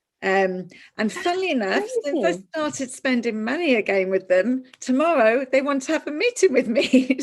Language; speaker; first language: English; native; English